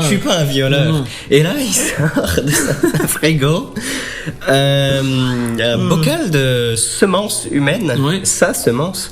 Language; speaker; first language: French; native; French